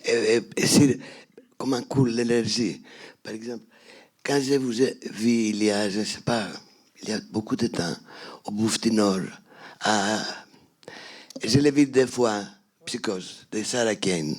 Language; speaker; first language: French; non-native, fluent; Greek